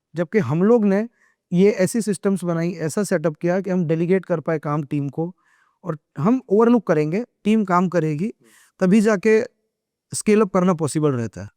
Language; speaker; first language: Hindi; non-native, local second language; Gujarati